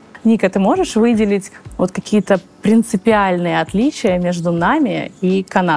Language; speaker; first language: Russian; native; Russian